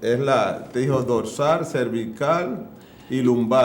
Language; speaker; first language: Spanish; native; Spanish